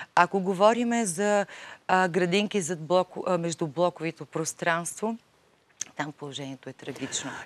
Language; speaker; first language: Bulgarian; native; Bulgarian